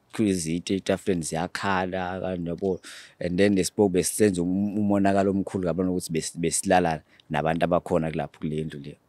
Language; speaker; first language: Zulu; native; Zulu